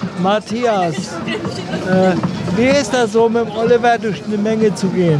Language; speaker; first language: German; native; German